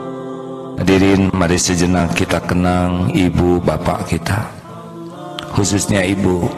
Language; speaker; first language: Indonesian; native; Indonesian